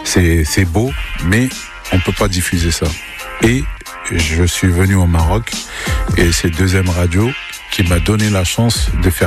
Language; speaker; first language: French; native; French